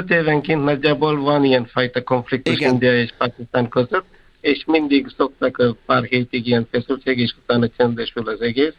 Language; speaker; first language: Hungarian; non-native, fluent; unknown